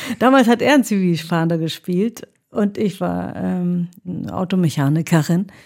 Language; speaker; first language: German; early bilingual, other home language; Greek